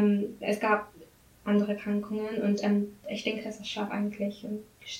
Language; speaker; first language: German; non-native, learner; English